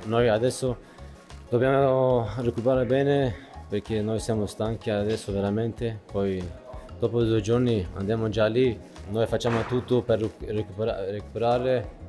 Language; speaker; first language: Italian; non-native, fluent; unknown